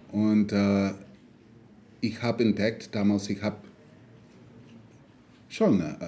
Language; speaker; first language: German; non-native, fluent; English